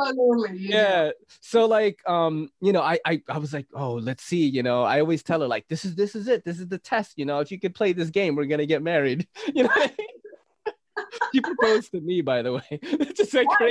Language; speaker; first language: English; native; English